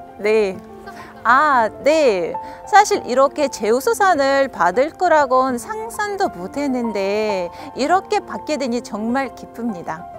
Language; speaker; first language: Korean; non-native, fluent; Russian